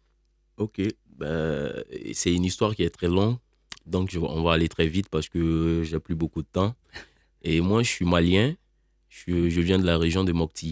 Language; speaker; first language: French; non-native, local second language; Bambara